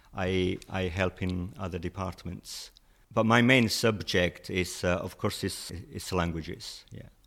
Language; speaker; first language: English; non-native, fluent; Italian